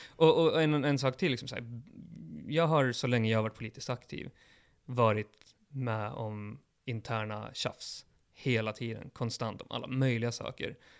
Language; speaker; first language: Swedish; early bilingual, other home language; Kurdish